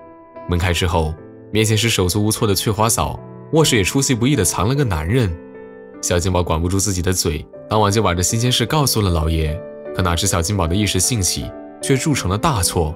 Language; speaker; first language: Chinese; native; Chinese